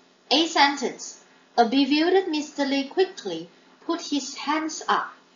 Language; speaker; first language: English; non-native, local second language; Chinese